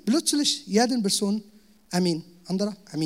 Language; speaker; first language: German; non-native, learner; Arabic